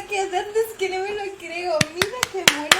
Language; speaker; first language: Spanish; native; Spanish